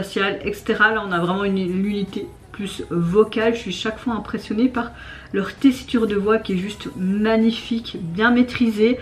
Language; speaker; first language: French; native; French